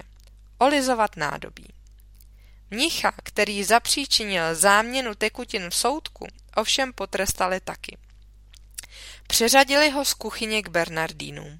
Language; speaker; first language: Czech; native; Czech